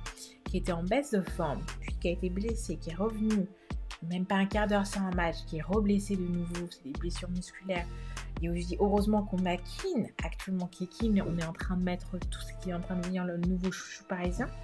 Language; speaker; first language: French; native; French